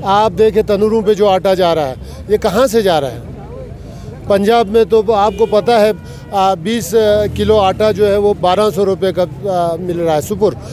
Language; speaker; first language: Urdu; non-native, local second language; Balti